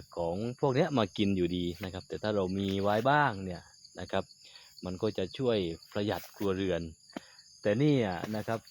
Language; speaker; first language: Thai; non-native, local second language; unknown